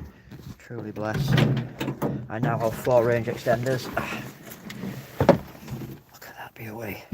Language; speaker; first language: English; native; English